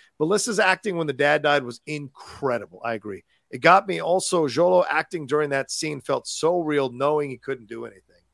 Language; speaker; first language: English; native; English